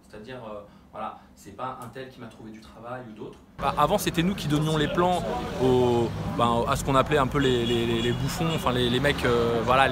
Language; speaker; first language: French; early bilingual, other home language; Arabic